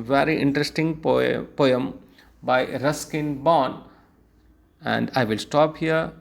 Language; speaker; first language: English; non-native, local second language; Gujarati